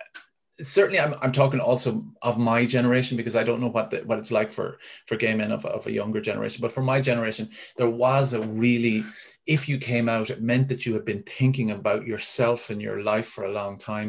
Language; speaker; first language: English; native; English